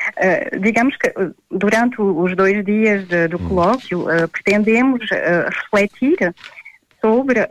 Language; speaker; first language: Portuguese; native; Portuguese